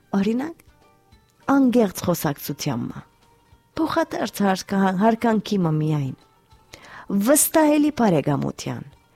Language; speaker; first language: Armenian; early bilingual, heritage; Armenian